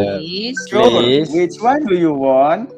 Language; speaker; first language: English; non-native, learner; Indonesian